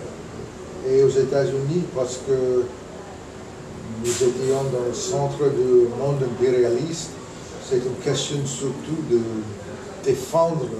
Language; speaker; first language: French; non-native, fluent; English